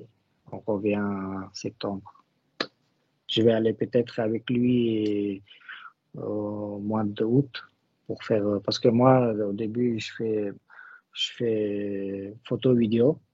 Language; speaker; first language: French; non-native, learner; Russian